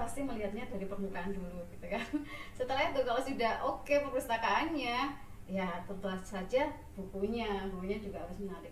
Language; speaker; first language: Indonesian; native; Indonesian